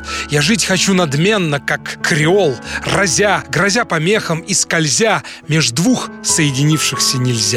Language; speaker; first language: Russian; native; Russian